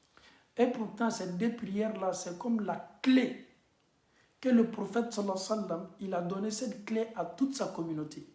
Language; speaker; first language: French; non-native, local second language; Bambara